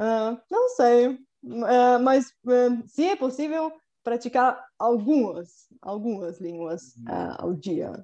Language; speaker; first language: Portuguese; non-native, fluent; Bulgarian